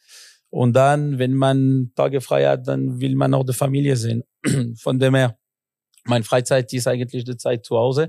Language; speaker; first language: German; non-native, local second language; French